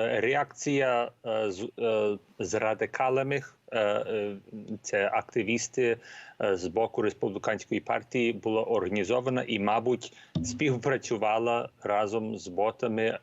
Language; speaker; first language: Ukrainian; early bilingual, heritage; Ukrainian